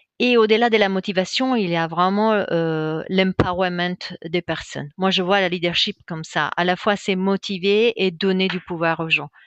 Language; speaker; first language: French; non-native, fluent; Italian